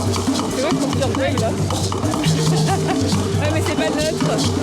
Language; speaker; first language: French; native; French